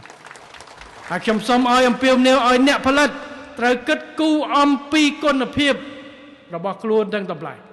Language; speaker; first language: Khmer; native; Khmer